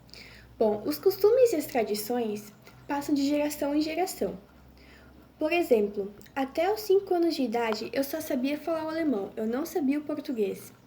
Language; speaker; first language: Portuguese; non-native, local second language; German